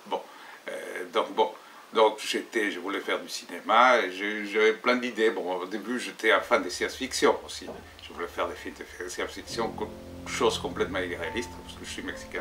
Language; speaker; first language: French; non-native, fluent; Spanish